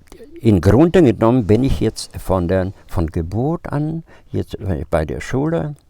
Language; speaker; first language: German; non-native, fluent; Polish